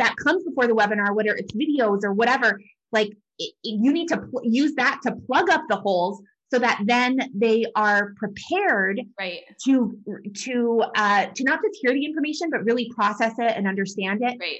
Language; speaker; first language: English; native; English